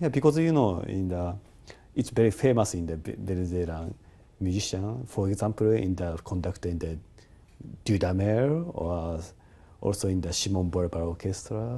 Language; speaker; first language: English; non-native, learner; Japanese